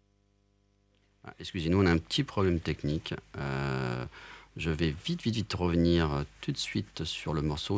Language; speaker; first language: French; native; French